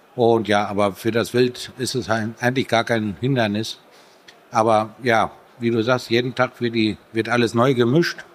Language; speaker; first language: German; native; German